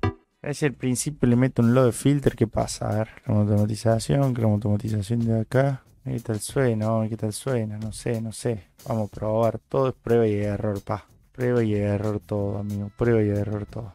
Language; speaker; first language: Spanish; native; Spanish